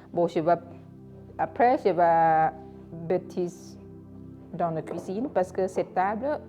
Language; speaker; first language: French; non-native, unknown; Thai